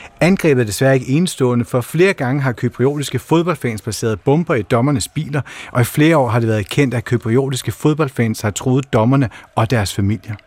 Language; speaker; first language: Danish; native; Danish